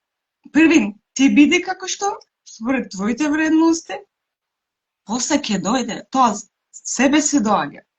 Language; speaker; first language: Macedonian; non-native, local second language; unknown